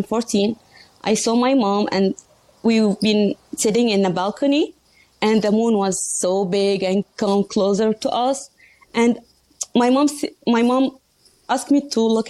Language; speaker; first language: English; non-native, learner; Arabic